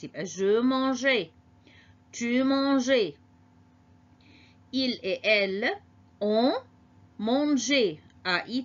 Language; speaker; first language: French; non-native, fluent; Arabic